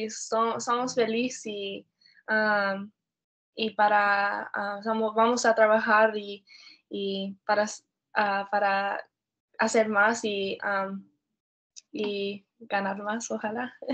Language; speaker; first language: Spanish; early bilingual, heritage; Spanish